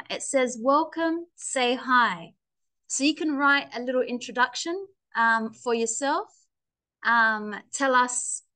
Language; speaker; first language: English; native; English